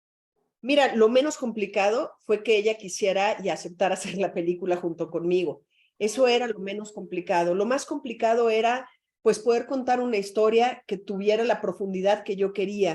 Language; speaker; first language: Spanish; native; Spanish